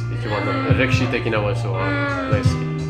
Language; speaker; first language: Japanese; non-native, learner; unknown